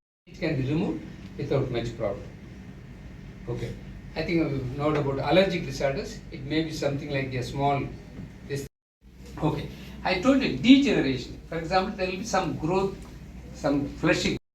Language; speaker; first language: English; non-native, local second language; Tamil